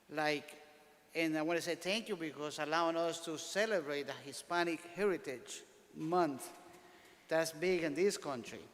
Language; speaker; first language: English; non-native, fluent; Spanish